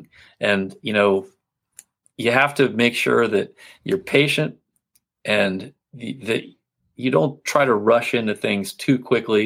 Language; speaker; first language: English; native; English